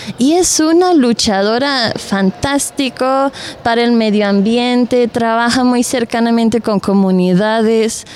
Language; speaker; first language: Spanish; non-native, fluent; Dutch